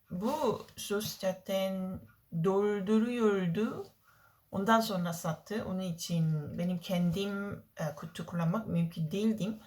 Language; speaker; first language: Turkish; non-native, learner; Korean